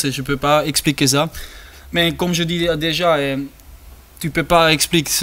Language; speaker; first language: French; non-native, learner; German